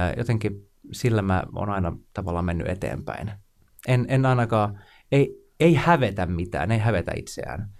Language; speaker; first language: Finnish; non-native, local second language; Swedish